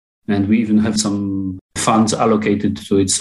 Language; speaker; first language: English; non-native, fluent; Polish